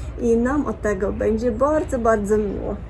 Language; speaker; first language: Polish; non-native, learner; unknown